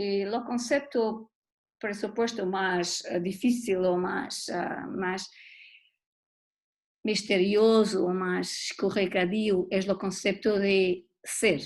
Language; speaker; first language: Spanish; non-native, learner; Portuguese